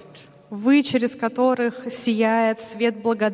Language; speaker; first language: Russian; native; Russian